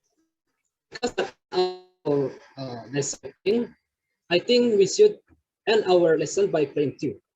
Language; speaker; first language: English; non-native, learner; Indonesian